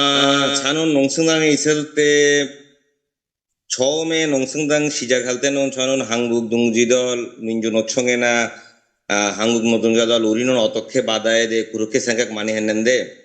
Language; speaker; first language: Korean; non-native, learner; Bangla